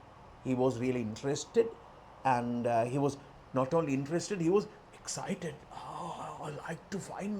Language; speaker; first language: English; non-native, local second language; Sinhala